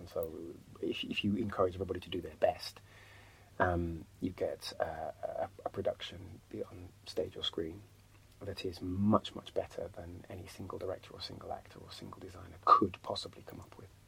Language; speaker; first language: English; native; English